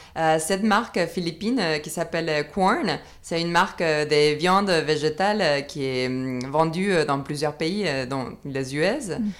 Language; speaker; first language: French; non-native, fluent; Spanish